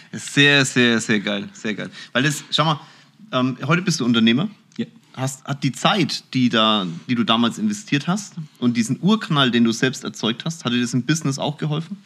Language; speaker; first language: German; early bilingual, other home language; Turkish